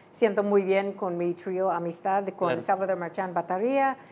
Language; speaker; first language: Spanish; early bilingual, heritage; Spanish